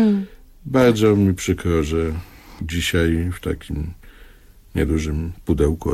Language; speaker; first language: Polish; native; Polish